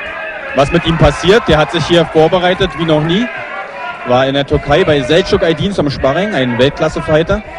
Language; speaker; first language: German; native; German